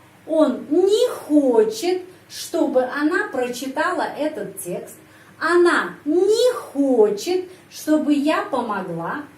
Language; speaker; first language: Russian; non-native, fluent; Indonesian